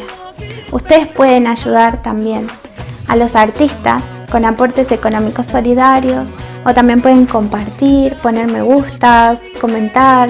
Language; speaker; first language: Spanish; native; Spanish